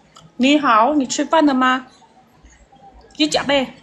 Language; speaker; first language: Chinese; non-native, fluent; Filipino